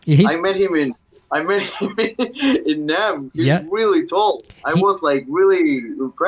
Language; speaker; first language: English; non-native, fluent; Spanish